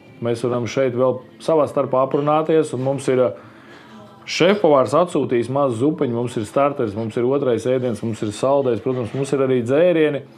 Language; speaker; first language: Latvian; native; Latvian